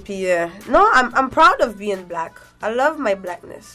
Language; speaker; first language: English; early bilingual, other home language; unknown